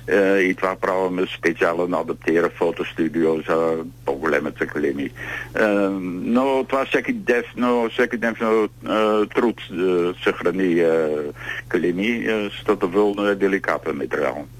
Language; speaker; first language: Bulgarian; non-native, learner; Dutch